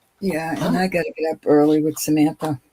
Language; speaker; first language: English; native; English